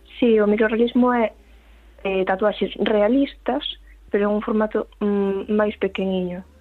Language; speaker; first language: Galician; native; Galician